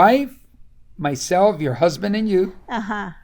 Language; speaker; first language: English; native; English